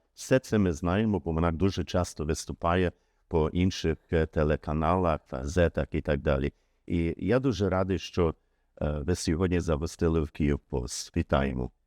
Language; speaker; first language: Ukrainian; early bilingual, heritage; Ukrainian